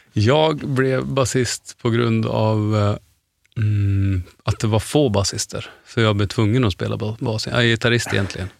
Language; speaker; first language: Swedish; native; Swedish